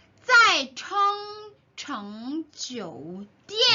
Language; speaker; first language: Chinese; non-native, learner; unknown